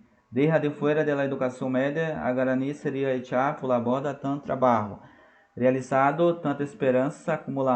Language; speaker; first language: Spanish; non-native, fluent; Portuguese